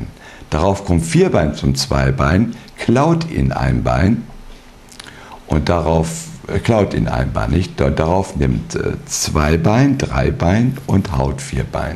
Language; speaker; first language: German; native; German